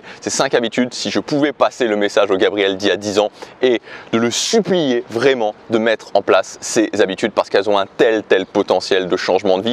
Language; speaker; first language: French; native; French